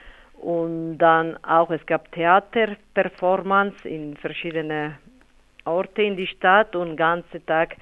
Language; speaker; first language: German; non-native, fluent; Spanish